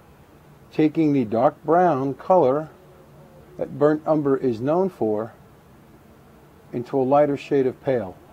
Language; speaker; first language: English; native; English